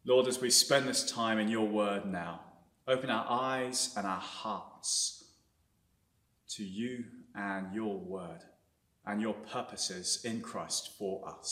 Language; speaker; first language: English; native; English